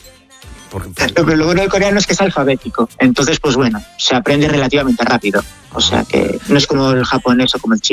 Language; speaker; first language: Spanish; native; Spanish